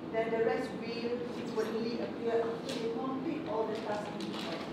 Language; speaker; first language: English; non-native, local second language; Malay